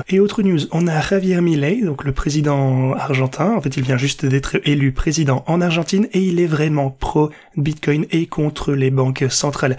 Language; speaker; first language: French; native; French